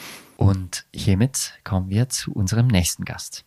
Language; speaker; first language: German; native; German